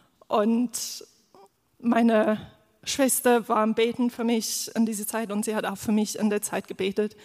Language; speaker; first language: German; non-native, fluent; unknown